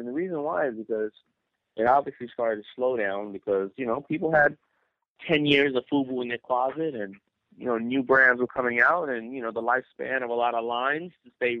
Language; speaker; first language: English; native; English